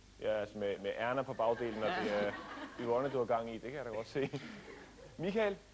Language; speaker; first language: Danish; native; Danish